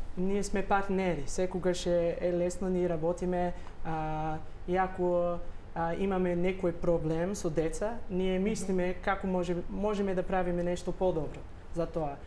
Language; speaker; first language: Macedonian; non-native, learner; English